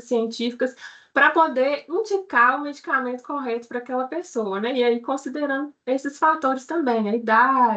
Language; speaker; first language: Portuguese; native; Portuguese